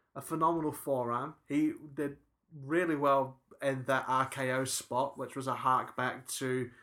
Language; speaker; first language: English; native; English